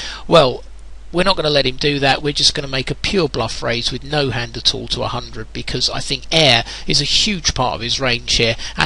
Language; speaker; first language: English; native; English